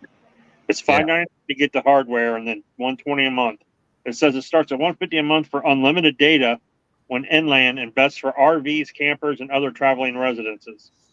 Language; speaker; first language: English; native; English